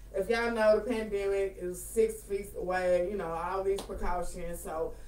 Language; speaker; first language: English; native; English